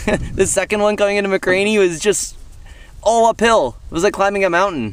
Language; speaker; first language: English; native; English